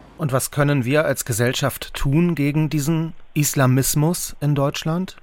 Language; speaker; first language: German; native; German